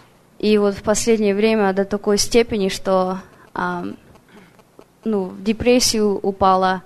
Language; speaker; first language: Russian; early bilingual, heritage; Russian